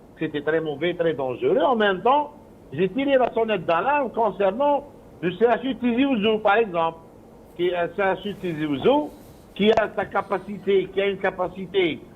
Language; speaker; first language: French; non-native, local second language; Arabic